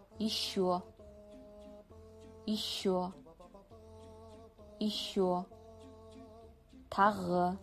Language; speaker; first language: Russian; non-native, fluent; Kazakh